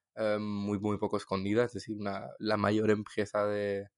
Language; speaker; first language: Spanish; non-native, fluent; French